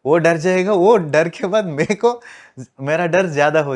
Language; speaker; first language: Hindi; non-native, local second language; Telugu